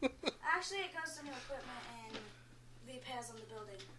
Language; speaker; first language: English; native; English